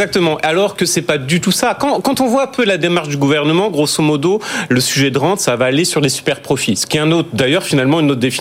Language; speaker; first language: French; native; French